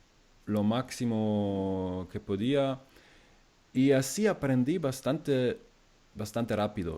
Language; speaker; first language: Spanish; non-native, fluent; German